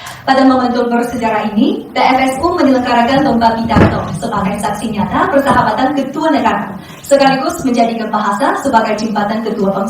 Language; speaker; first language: Indonesian; non-native, fluent; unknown